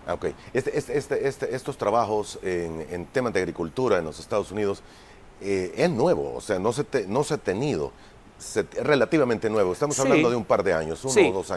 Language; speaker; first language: Spanish; native; Spanish